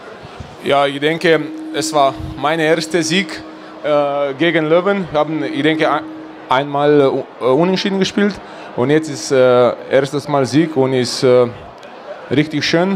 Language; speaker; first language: German; non-native, fluent; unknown